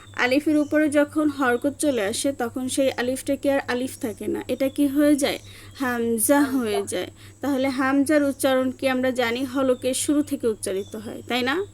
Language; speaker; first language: Bangla; native; Bangla